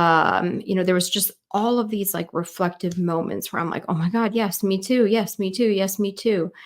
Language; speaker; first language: English; native; English